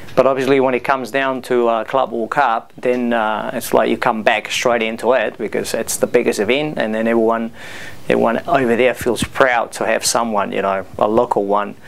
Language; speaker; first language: English; non-native, fluent; Spanish